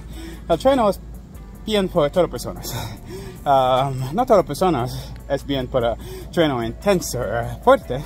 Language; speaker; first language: Spanish; non-native, learner; English